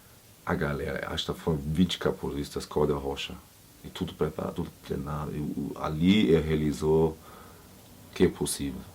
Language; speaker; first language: Portuguese; non-native, learner; German